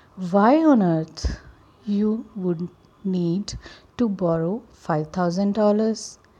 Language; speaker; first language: English; non-native, local second language; Punjabi